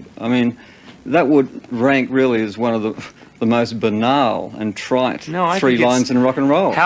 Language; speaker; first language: English; native; English